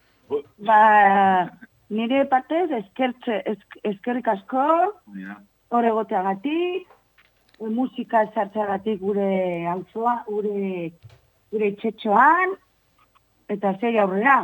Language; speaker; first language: Basque; non-native, local second language; Spanish